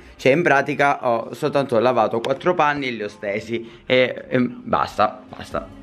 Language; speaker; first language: Italian; native; Italian